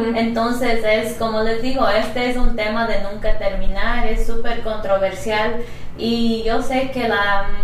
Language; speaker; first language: Spanish; native; Spanish